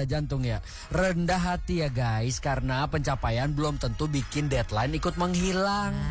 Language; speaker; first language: Indonesian; native; Indonesian